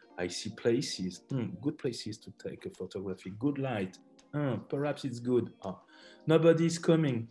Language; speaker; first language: English; non-native, learner; French